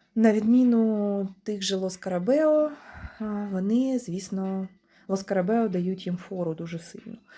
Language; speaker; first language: Ukrainian; non-native, local second language; Russian